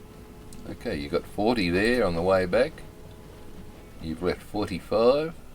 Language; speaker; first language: English; native; English